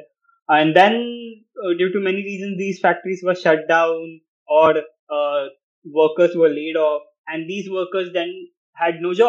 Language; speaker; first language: English; non-native, local second language; Hindi